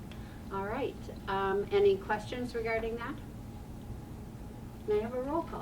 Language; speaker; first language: English; native; English